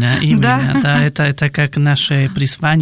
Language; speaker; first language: Russian; non-native, fluent; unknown